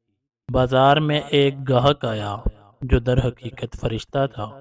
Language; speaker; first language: Urdu; native; Urdu